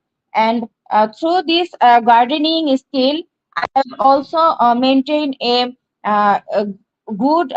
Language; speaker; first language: English; non-native, learner; Bangla